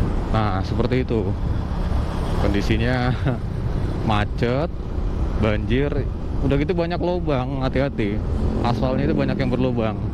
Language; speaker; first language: Indonesian; native; Indonesian